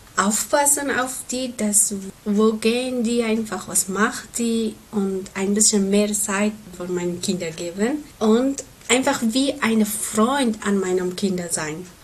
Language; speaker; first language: German; non-native, learner; Persian